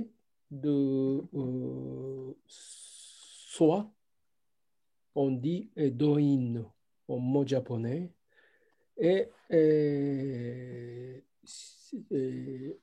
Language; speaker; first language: French; non-native, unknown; Japanese